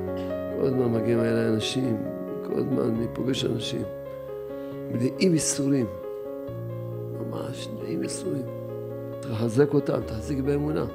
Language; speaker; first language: Hebrew; native; Hebrew